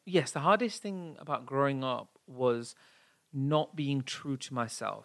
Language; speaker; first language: English; native; English